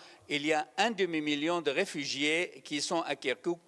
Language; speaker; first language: French; non-native, fluent; Arabic